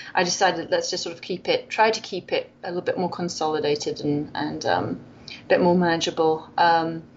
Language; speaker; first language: English; native; English